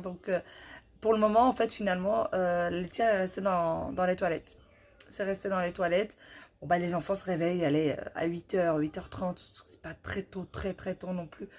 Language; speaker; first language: French; native; French